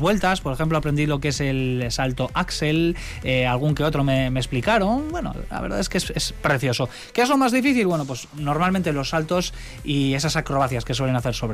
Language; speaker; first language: Spanish; native; Spanish